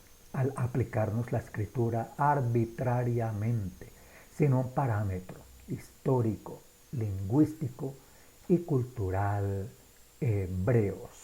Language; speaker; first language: Spanish; native; Spanish